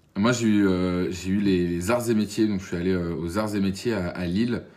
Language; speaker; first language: French; native; French